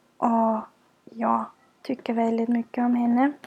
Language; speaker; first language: Swedish; non-native, learner; German